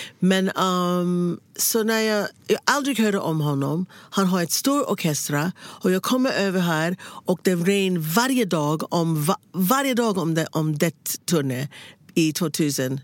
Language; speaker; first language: Swedish; non-native, learner; English